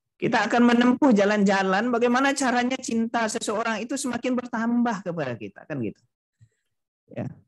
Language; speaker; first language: Indonesian; non-native, local second language; Minangkabau